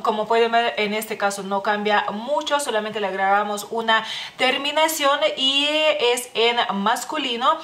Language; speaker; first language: Spanish; non-native, fluent; Lithuanian